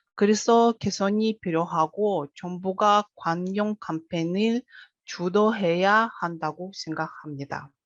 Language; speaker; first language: Korean; non-native, fluent; Russian